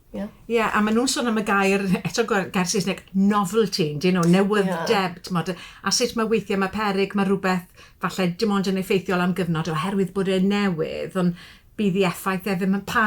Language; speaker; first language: Welsh; native; Welsh